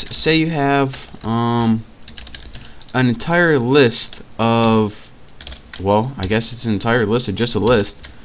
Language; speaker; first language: English; native; English